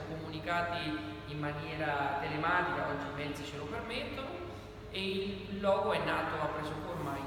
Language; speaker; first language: Italian; native; Italian